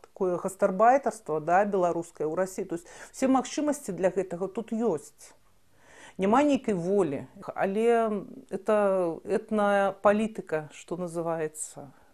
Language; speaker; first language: Belarusian; non-native, local second language; Russian